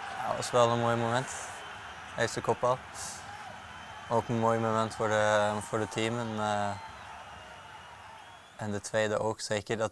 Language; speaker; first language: Dutch; non-native, fluent; Norwegian